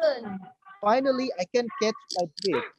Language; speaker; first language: English; non-native, fluent; Indonesian